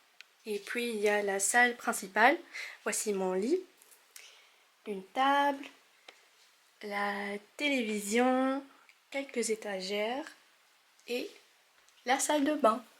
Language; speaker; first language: French; non-native, fluent; English